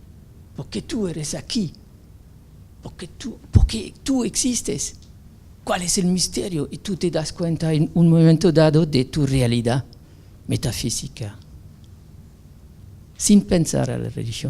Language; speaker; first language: Spanish; non-native, fluent; French